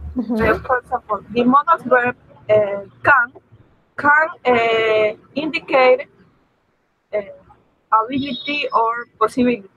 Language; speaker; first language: English; non-native, learner; Spanish